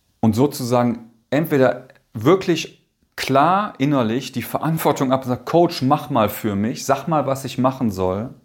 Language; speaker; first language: German; native; German